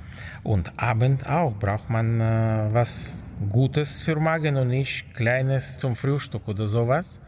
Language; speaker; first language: German; non-native, fluent; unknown